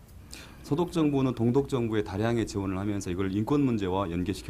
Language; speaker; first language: Korean; native; Korean